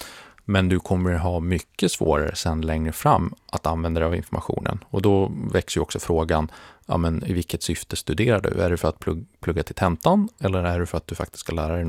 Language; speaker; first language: Swedish; native; Swedish